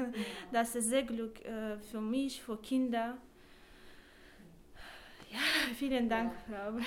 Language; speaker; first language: German; non-native, learner; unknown